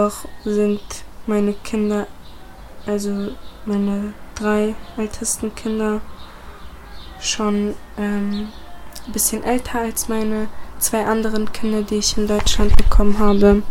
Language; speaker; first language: German; early bilingual, other home language; Bosnian